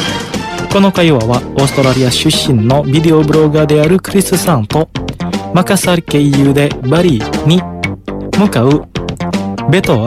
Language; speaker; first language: Japanese; non-native, fluent; Indonesian